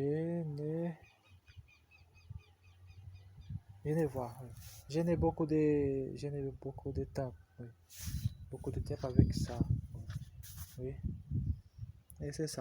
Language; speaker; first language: French; non-native, learner; Portuguese